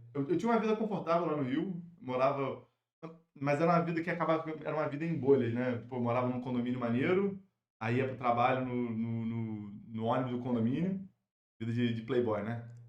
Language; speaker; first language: Portuguese; native; Portuguese